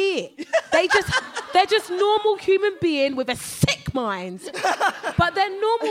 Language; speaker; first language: English; native; English